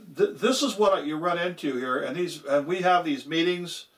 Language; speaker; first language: English; native; English